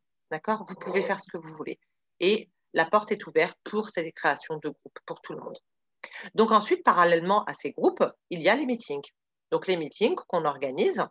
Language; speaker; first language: French; native; French